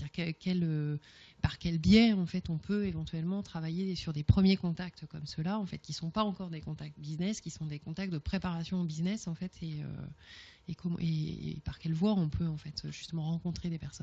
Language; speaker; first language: French; native; French